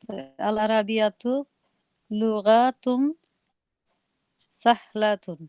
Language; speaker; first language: Arabic; non-native, learner; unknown